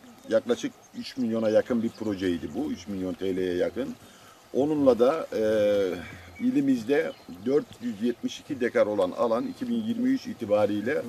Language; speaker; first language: Turkish; native; Turkish